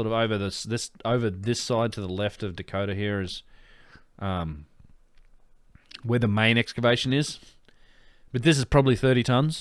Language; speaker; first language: English; native; English